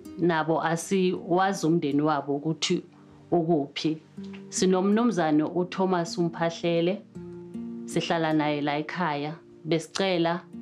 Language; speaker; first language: Zulu; native; Zulu